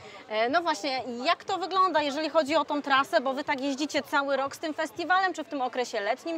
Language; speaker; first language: Polish; native; Polish